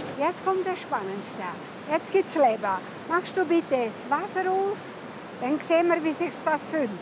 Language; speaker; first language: German; non-native, local second language; Romansh